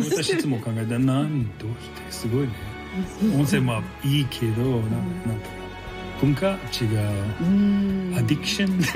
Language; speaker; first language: Japanese; non-native, learner; English